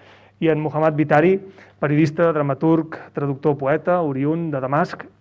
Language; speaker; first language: Catalan; native; Catalan